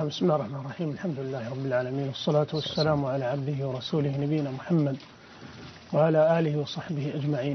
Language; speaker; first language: Arabic; native; Arabic